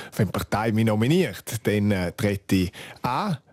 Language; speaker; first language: German; non-native, fluent; Romansh